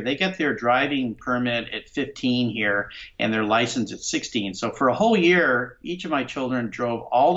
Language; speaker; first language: English; native; English